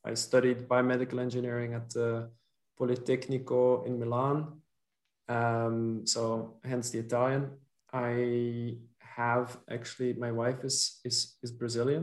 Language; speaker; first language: English; non-native, fluent; Dutch